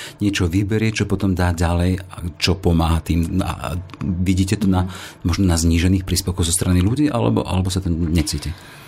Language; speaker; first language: Slovak; native; Slovak